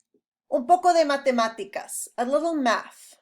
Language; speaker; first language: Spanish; non-native, fluent; English